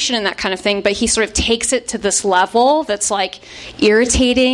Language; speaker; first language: English; native; English